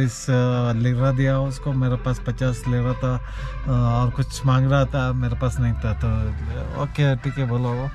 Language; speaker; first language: Hindi; non-native, local second language; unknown